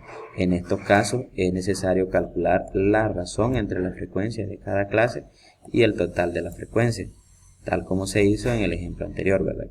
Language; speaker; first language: Spanish; native; Spanish